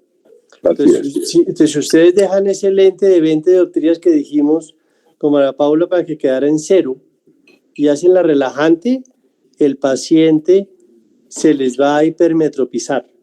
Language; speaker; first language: Spanish; native; Spanish